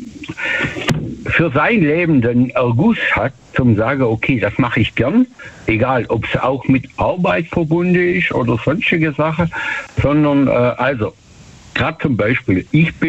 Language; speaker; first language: German; native; German